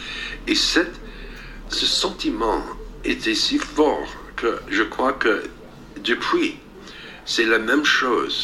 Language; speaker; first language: French; non-native, fluent; English